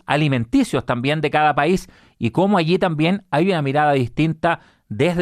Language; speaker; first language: Spanish; native; Spanish